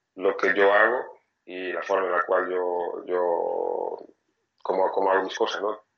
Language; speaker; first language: Spanish; non-native, fluent; French